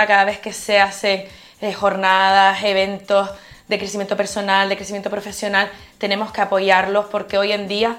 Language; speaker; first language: Spanish; native; Spanish